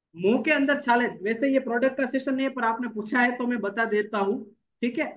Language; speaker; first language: Hindi; non-native, local second language; Gujarati